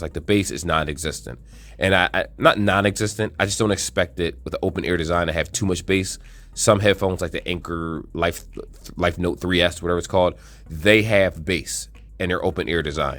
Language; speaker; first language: English; native; English